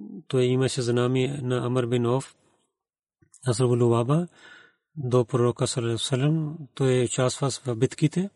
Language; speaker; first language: Bulgarian; non-native, learner; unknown